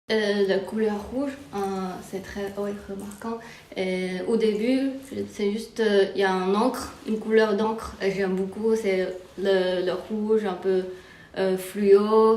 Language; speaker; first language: French; non-native, fluent; Chinese